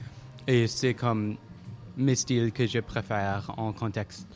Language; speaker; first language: French; non-native, local second language; English